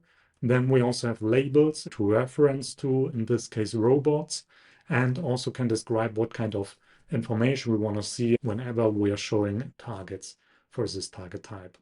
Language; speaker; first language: English; non-native, fluent; German